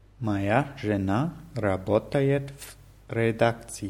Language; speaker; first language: Russian; non-native, learner; German